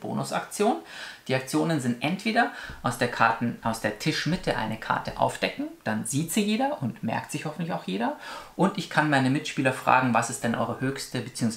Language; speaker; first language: German; native; German